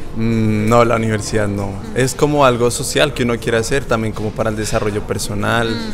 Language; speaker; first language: Spanish; native; Spanish